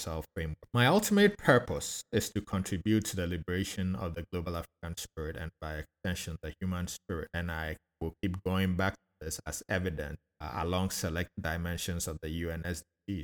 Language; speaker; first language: English; non-native, local second language; Akan